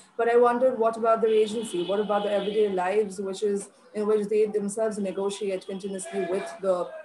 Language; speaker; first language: English; non-native, local second language; Bangla